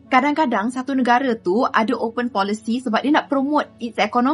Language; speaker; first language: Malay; native; Malay